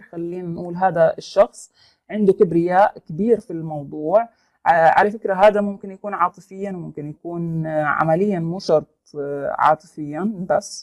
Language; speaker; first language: Arabic; native; Arabic